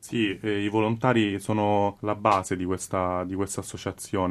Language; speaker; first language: Italian; native; Italian